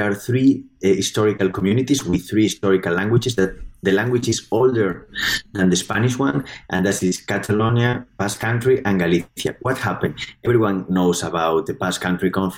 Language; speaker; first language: English; non-native, fluent; Spanish